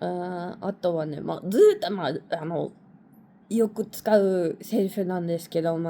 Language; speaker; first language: Japanese; non-native, learner; English